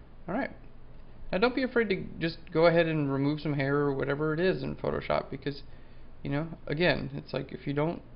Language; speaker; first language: English; native; English